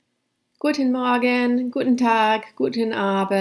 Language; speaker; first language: German; non-native, fluent; English